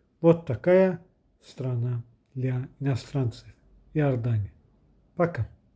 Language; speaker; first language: Russian; non-native, local second language; Azerbaijani